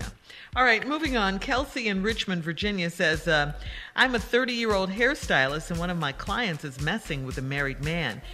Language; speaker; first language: English; native; English